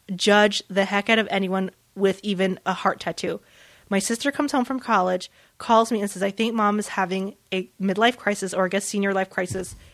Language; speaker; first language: English; early bilingual, other home language; Vietnamese